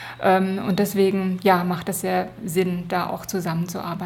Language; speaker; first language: German; native; German